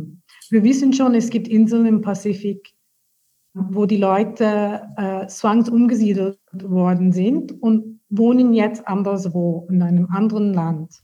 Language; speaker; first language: German; non-native, fluent; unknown